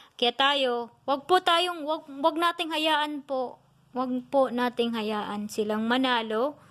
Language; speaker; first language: Filipino; non-native, local second language; Cebuano